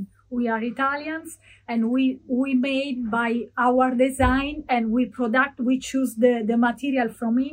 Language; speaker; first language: English; non-native, learner; Italian